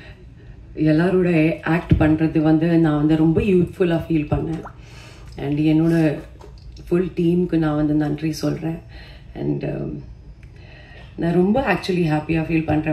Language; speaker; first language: Tamil; non-native, fluent; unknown